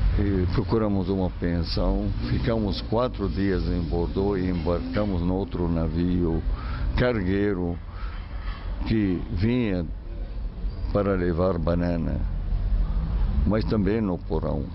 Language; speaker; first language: Portuguese; non-native, fluent; Arabic